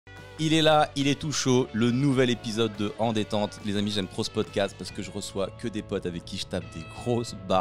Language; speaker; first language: French; native; French